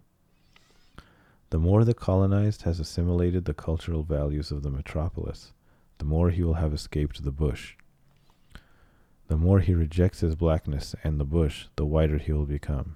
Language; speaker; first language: English; native; English